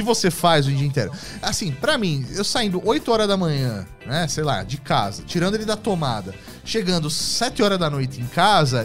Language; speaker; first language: Portuguese; native; Portuguese